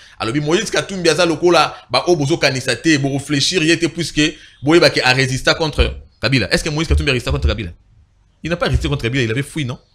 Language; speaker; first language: French; non-native, local second language; Lingala